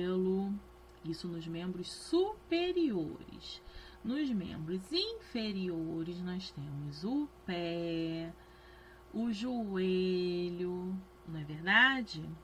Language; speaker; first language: Portuguese; native; Portuguese